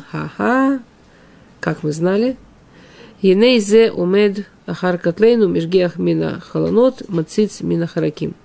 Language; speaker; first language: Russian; early bilingual, heritage; Russian